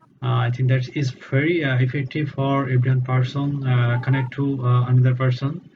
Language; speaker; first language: English; non-native, learner; Bangla